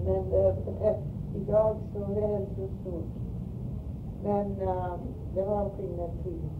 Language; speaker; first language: Swedish; early bilingual, heritage; Swedish